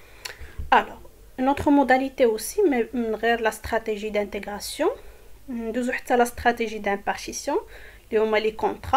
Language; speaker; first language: French; non-native, local second language; Arabic